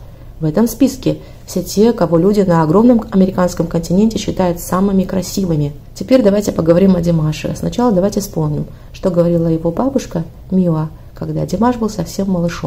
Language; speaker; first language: Russian; native; Russian